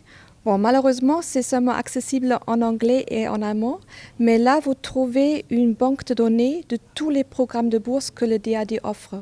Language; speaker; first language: French; non-native, fluent; German